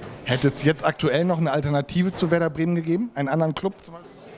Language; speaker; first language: German; native; German